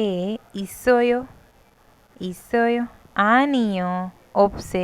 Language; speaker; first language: Korean; non-native, fluent; Hindi